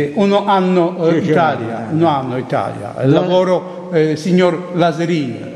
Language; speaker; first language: Italian; non-native, learner; Polish